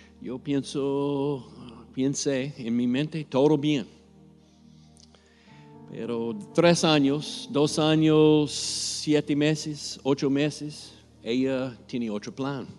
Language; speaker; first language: Spanish; non-native, learner; English